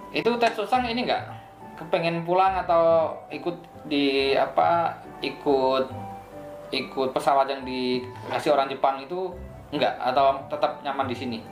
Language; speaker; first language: Indonesian; native; Indonesian